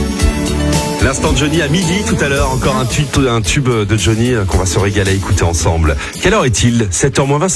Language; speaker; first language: French; native; French